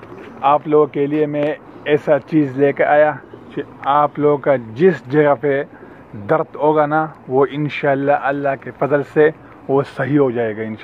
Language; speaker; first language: Hindi; non-native, local second language; Pashto